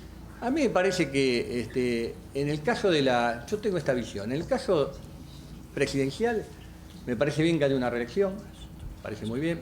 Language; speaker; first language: Spanish; native; Spanish